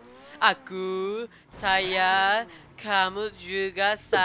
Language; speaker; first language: Indonesian; non-native, learner; Turkish